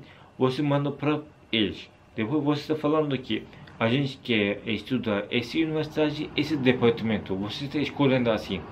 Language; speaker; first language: Portuguese; non-native, learner; Turkish